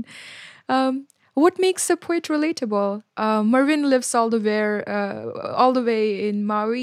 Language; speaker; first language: English; non-native, local second language; Hindi